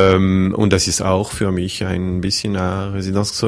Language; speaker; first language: German; non-native, fluent; French